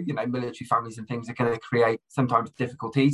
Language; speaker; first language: English; native; English